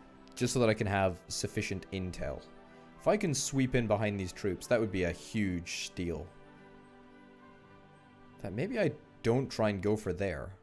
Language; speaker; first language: English; native; English